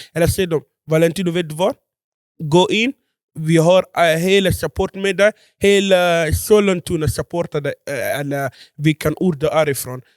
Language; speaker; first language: Swedish; non-native, fluent; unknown